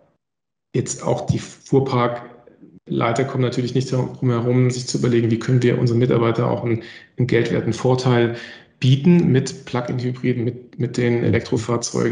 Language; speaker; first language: German; native; German